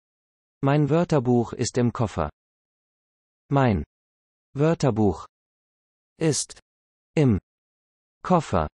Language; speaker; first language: German; non-native, learner; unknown